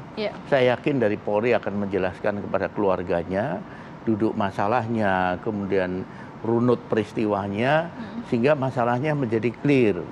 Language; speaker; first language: Indonesian; native; Indonesian